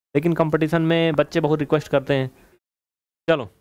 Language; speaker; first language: Hindi; native; Hindi